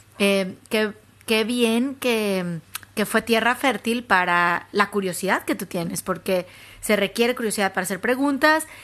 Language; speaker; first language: Spanish; native; Spanish